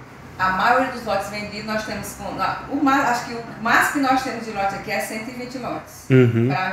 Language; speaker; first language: Portuguese; native; Portuguese